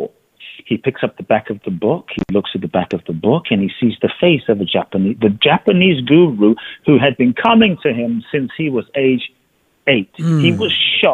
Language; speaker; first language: English; native; English